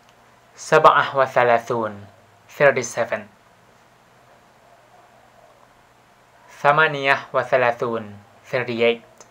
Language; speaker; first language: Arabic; non-native, learner; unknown